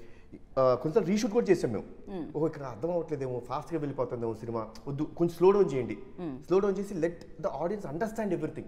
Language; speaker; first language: Telugu; native; Telugu